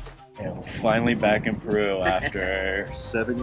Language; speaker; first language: English; native; English